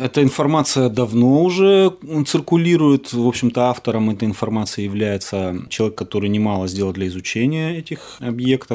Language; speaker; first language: Russian; native; Russian